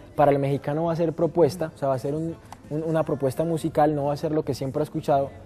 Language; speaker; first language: Spanish; native; Spanish